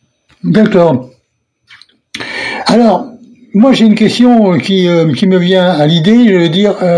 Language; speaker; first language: French; native; French